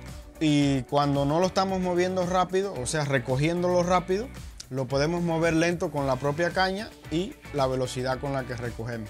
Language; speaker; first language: Spanish; native; Spanish